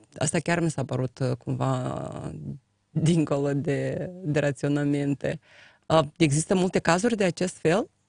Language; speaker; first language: Romanian; native; Romanian